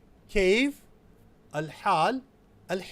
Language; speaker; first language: Arabic; non-native, fluent; Urdu